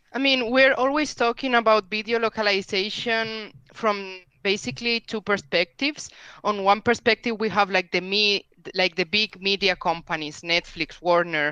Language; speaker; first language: English; non-native, fluent; Spanish